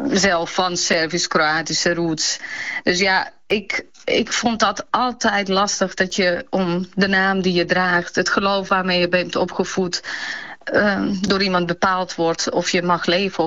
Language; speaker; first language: Dutch; early bilingual, other home language; Bosnian